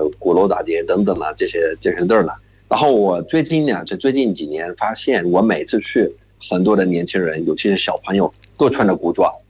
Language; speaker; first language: Chinese; non-native, fluent; Arabic